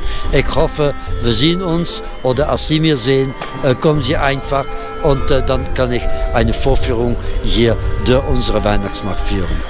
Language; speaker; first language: German; non-native, fluent; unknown